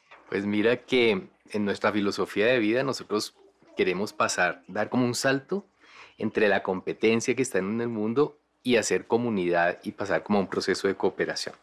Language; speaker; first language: Spanish; native; Spanish